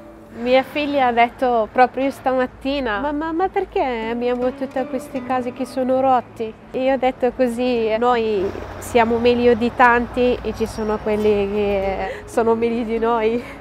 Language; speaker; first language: Italian; non-native, fluent; Arabic